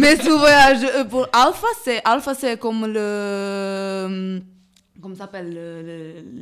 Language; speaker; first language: French; non-native, learner; Portuguese